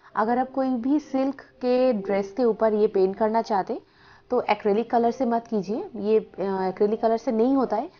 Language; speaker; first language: Hindi; non-native, local second language; Bangla